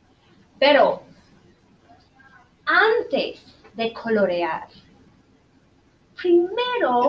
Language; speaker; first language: Spanish; non-native, fluent; English